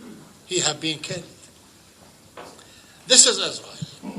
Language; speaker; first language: English; non-native, fluent; Arabic